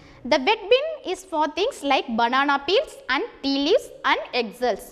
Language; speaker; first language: English; non-native, local second language; Tamil